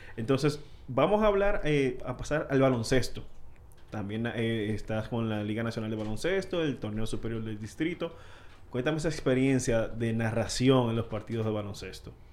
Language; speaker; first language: Spanish; native; Spanish